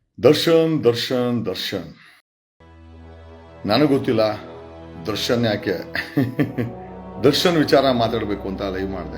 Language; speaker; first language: Kannada; native; Kannada